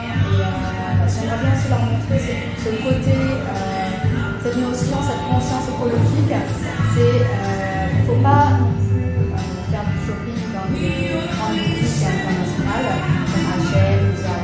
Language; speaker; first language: French; early bilingual, other home language; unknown